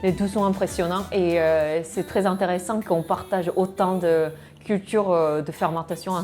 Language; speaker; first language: French; non-native, fluent; Korean